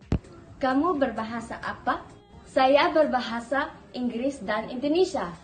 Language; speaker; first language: Indonesian; non-native, learner; English